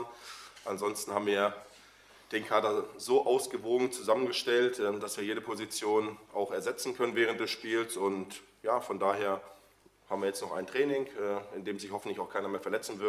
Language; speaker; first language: German; native; German